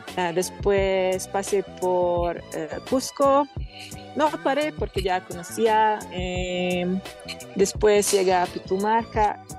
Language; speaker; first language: Spanish; non-native, fluent; Hungarian